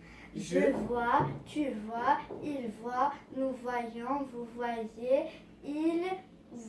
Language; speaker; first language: French; non-native, learner; Arabic